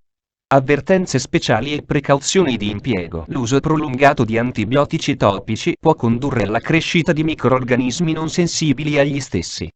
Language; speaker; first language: Italian; native; Italian